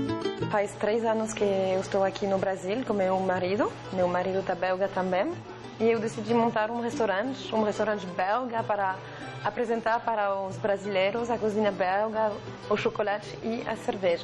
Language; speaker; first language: Portuguese; non-native, fluent; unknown